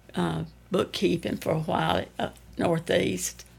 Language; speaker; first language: English; native; English